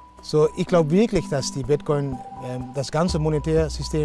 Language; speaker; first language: German; non-native, learner; Dutch